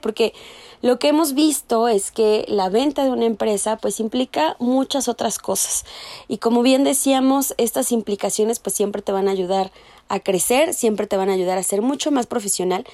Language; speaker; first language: Spanish; native; Spanish